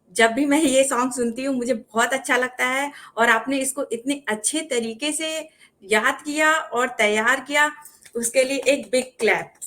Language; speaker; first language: Hindi; native; Hindi